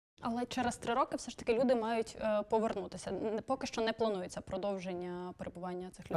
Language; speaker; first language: Ukrainian; native; Ukrainian